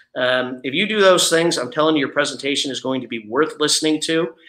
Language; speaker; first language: English; native; English